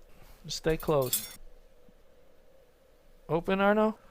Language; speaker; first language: English; native; English